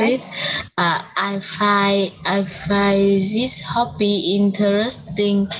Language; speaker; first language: English; non-native, learner; Vietnamese